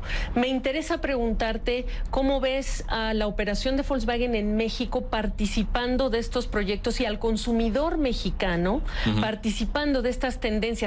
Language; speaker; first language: Spanish; native; Spanish